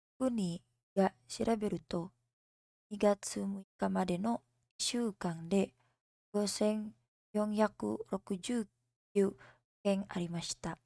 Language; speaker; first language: Japanese; non-native, learner; Indonesian